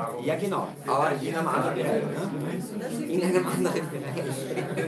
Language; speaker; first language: German; native; German